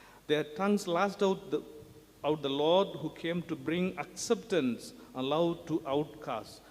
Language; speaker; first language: English; non-native, local second language; Tamil